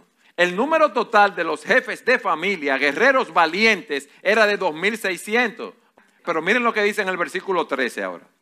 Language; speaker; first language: Spanish; native; Spanish